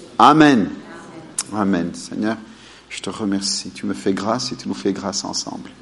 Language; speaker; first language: French; non-native, fluent; Amharic